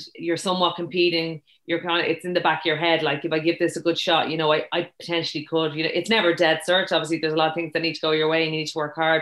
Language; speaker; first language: English; native; English